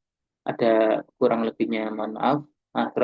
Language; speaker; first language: Indonesian; native; Indonesian